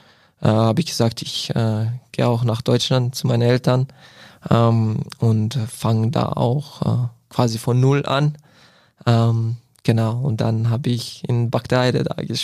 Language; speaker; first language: German; non-native, fluent; Croatian